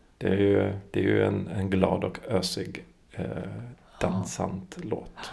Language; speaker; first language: Swedish; early bilingual, other home language; English